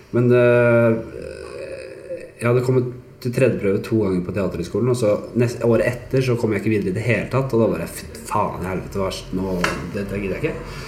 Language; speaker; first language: Norwegian; native; Norwegian